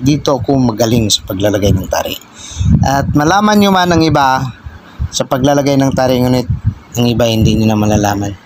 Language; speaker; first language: Filipino; non-native, local second language; Cebuano